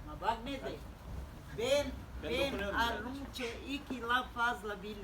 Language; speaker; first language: Turkish; non-native, local second language; Bosnian